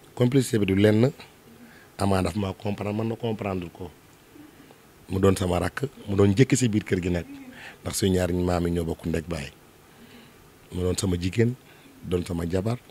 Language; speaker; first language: Wolof; non-native, local second language; Mandingo